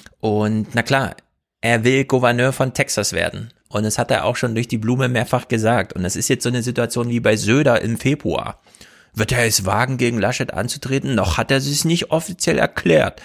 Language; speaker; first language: German; native; German